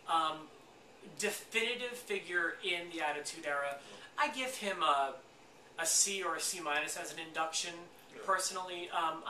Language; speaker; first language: English; native; English